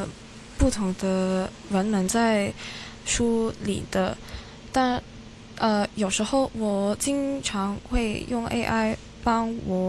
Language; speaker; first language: Chinese; non-native, learner; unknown